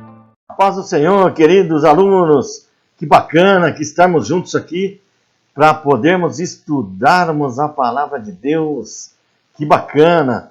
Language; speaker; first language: Portuguese; native; Portuguese